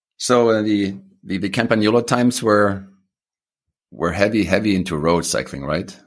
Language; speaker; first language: English; non-native, fluent; German